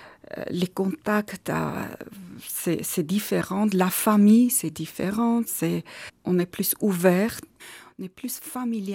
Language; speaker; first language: French; non-native, learner; Armenian